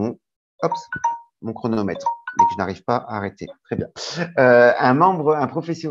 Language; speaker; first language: French; native; French